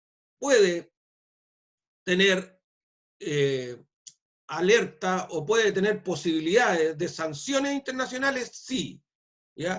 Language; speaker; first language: Spanish; native; Spanish